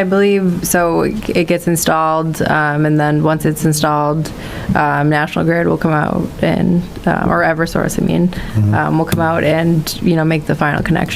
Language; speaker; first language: English; native; English